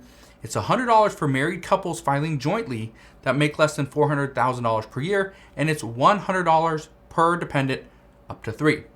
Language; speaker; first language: English; native; English